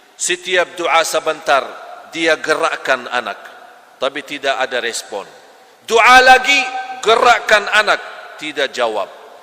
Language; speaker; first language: Malay; non-native, fluent; Arabic